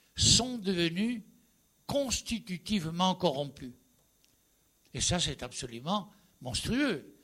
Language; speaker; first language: French; non-native, fluent; Spanish